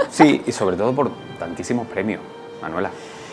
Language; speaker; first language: Spanish; native; Spanish